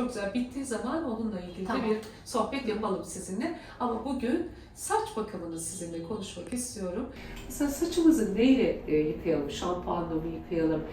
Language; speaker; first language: Turkish; native; Turkish